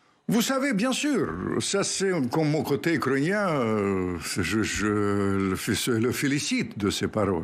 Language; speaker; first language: French; non-native, fluent; Russian